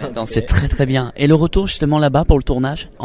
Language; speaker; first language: French; native; French